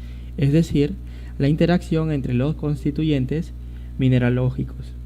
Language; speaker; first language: Spanish; native; Spanish